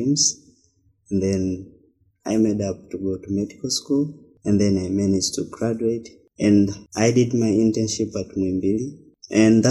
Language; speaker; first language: English; non-native, local second language; Swahili